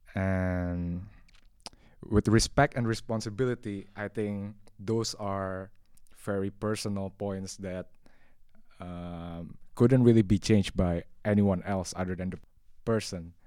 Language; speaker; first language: English; non-native, fluent; Indonesian